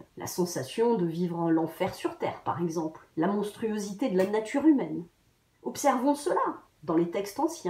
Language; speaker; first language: French; native; French